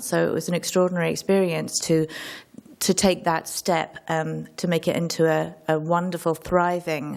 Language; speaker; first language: English; native; English